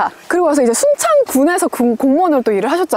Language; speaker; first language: Korean; native; Korean